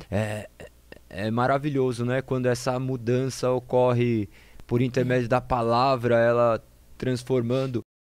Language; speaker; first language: Portuguese; early bilingual, heritage; Portuguese